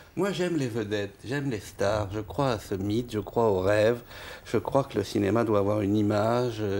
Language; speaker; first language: French; native; French